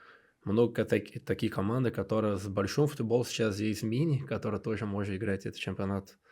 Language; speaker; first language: Russian; non-native, learner; Portuguese